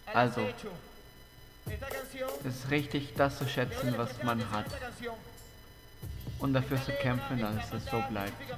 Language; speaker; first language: German; non-native, fluent; Spanish